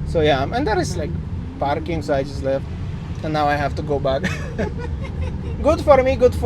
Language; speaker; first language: English; non-native, fluent; Polish